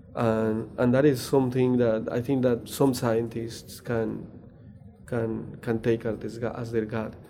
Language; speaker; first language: English; non-native, fluent; Spanish